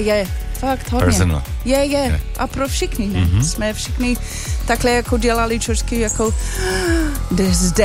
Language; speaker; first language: Czech; non-native, fluent; English